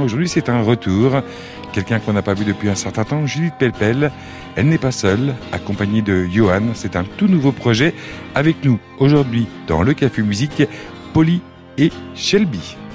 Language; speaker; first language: French; native; French